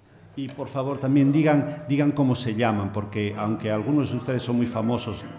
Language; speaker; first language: Spanish; native; Spanish